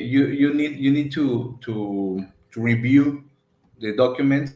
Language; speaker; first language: English; non-native, learner; Spanish